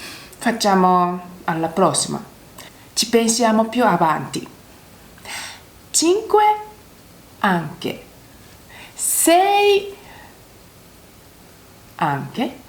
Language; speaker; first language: Italian; non-native, learner; Japanese